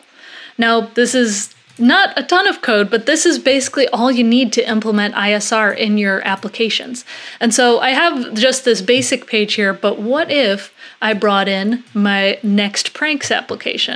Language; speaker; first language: English; native; English